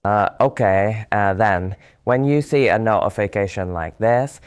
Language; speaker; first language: English; non-native, learner; Vietnamese